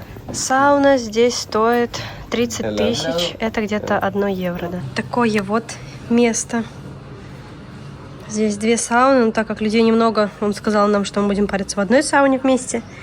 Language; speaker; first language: Russian; native; Russian